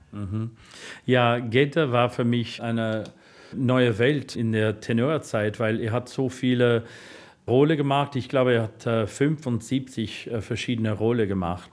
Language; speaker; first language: German; non-native, learner; English